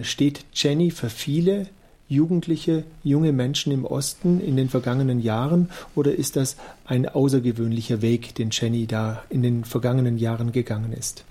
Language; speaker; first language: German; native; German